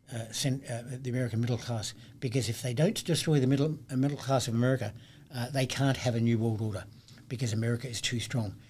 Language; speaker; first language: English; native; English